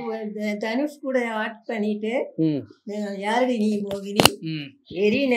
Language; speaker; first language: Tamil; non-native, learner; Malayalam